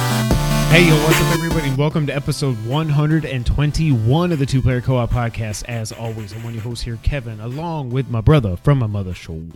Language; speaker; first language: English; native; English